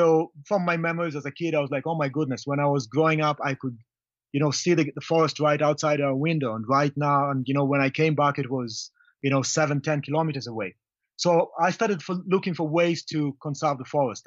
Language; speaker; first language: English; non-native, local second language; Luyia